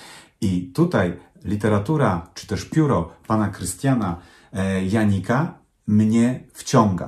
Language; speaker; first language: Polish; native; Polish